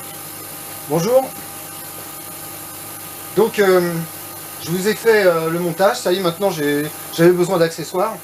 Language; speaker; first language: French; native; French